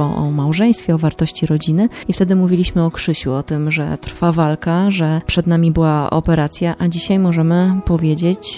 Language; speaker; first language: Polish; native; Polish